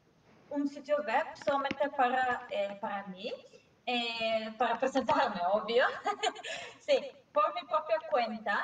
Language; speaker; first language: Spanish; non-native, fluent; Serbian